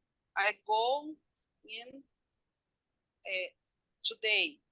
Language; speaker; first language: English; non-native, learner; Portuguese